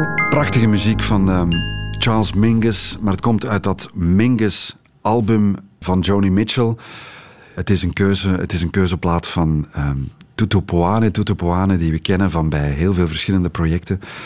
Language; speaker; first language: Dutch; native; Dutch